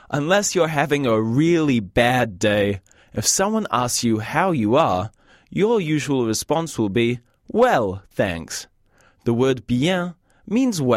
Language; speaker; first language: English; native; English